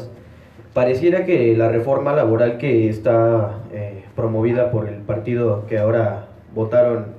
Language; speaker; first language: Spanish; native; Spanish